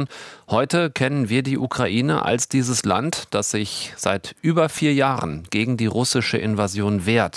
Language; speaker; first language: German; native; German